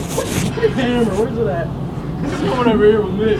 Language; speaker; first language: English; native; English